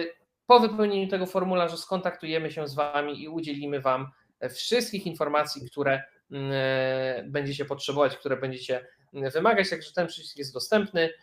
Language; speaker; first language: Polish; native; Polish